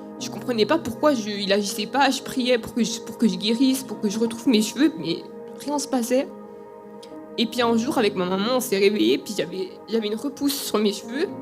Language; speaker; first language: French; early bilingual, other home language; Spanish